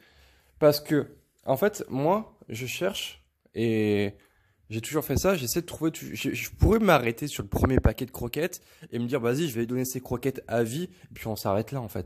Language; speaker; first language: French; native; French